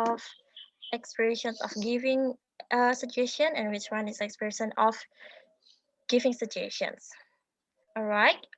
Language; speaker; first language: English; non-native, learner; Indonesian